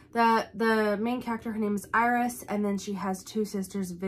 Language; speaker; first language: English; native; English